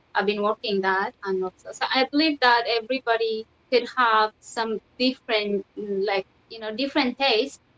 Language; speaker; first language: English; non-native, fluent; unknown